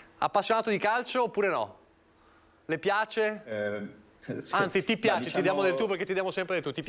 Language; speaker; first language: Italian; native; Italian